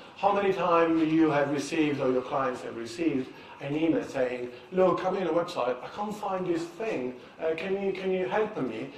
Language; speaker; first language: English; non-native, fluent; Italian